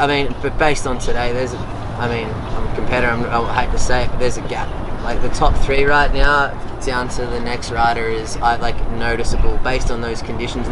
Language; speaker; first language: English; native; English